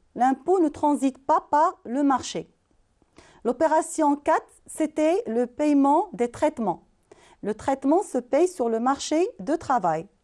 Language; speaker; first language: French; non-native, local second language; Arabic